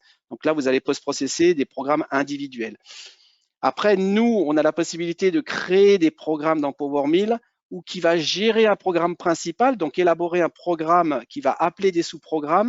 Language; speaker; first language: French; native; French